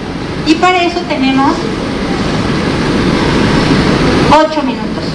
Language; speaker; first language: Spanish; native; Spanish